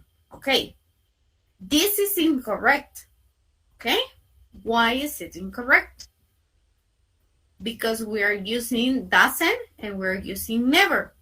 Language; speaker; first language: English; non-native, fluent; Spanish